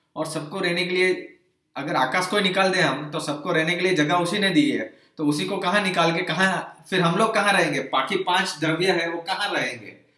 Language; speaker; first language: Hindi; non-native, local second language; Gujarati